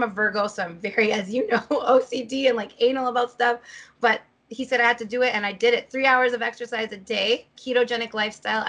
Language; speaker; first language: English; native; English